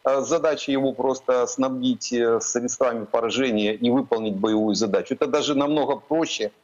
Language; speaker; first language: Russian; native; Russian